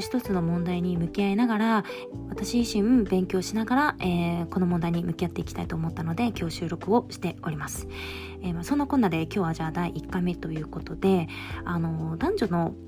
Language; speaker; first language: Japanese; native; Japanese